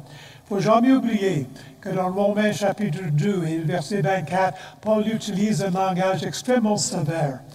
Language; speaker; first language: French; non-native, fluent; English